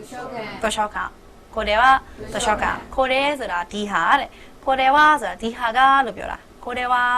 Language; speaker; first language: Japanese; non-native, fluent; Burmese